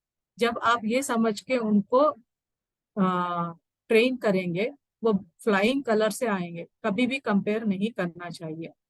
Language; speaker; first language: Hindi; native; Hindi